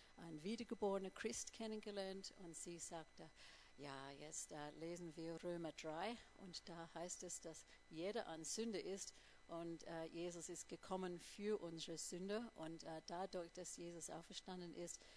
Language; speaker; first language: German; non-native, fluent; English